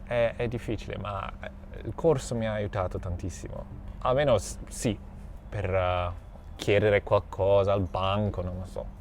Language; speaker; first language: Italian; non-native, fluent; English